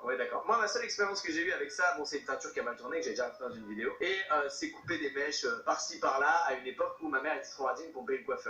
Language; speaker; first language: French; native; French